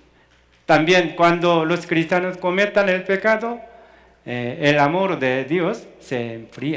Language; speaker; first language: Spanish; non-native, fluent; Korean